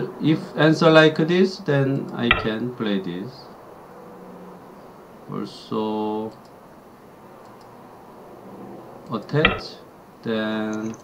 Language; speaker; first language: English; non-native, learner; Korean